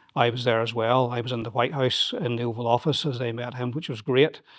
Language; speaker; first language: English; native; English